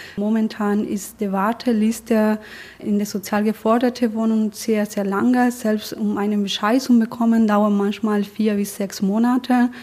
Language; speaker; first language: German; non-native, fluent; Spanish